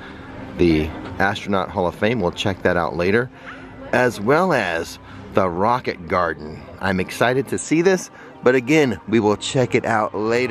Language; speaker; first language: English; native; English